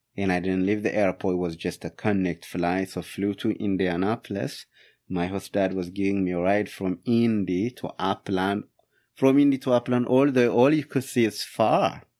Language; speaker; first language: English; non-native, fluent; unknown